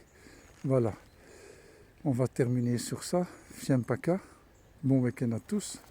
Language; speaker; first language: French; native; French